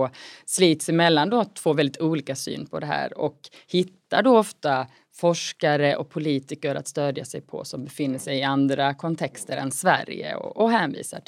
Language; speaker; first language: Swedish; native; Swedish